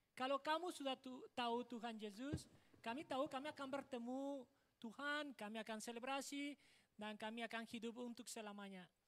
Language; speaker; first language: Indonesian; non-native, fluent; Spanish